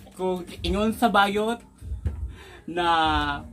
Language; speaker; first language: Filipino; non-native, fluent; Cebuano